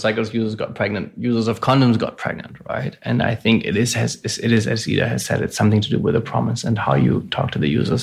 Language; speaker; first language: English; non-native, fluent; German